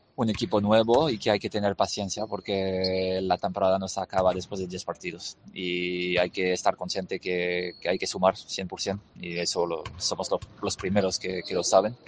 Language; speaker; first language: Spanish; non-native, fluent; French